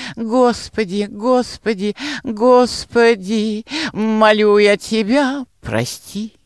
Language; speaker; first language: Russian; native; Russian